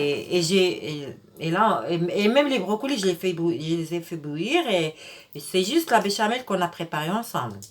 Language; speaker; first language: French; non-native, local second language; Arabic